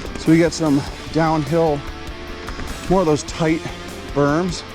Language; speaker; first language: English; native; English